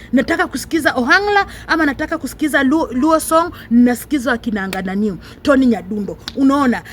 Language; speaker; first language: Swahili; non-native, local second language; Luyia